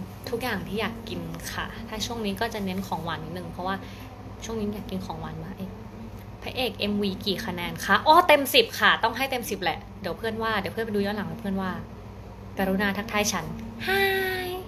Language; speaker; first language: Thai; native; Thai